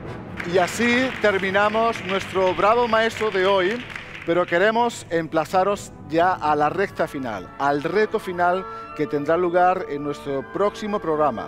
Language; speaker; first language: Spanish; native; Spanish